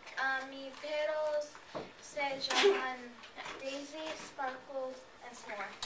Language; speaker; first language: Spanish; non-native, learner; English